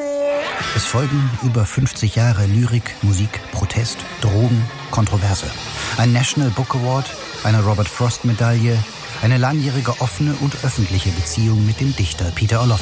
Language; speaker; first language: German; native; German